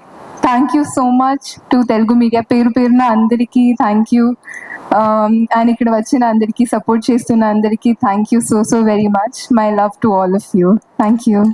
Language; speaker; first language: Telugu; non-native, fluent; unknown